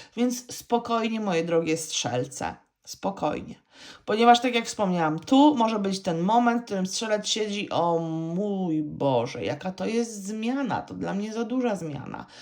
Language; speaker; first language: Polish; native; Polish